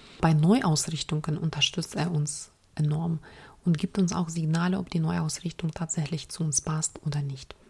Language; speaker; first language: German; non-native, fluent; Ukrainian